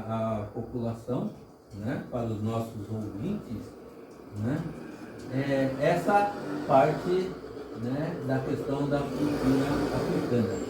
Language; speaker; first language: Portuguese; native; Portuguese